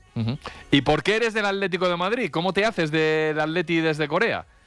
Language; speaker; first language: Spanish; native; Spanish